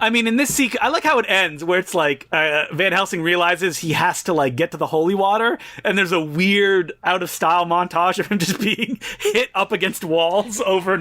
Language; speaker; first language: English; native; English